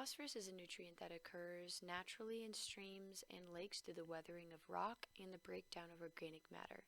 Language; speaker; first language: English; native; English